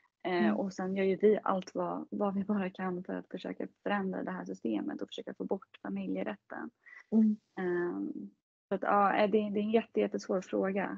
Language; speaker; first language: Swedish; native; Swedish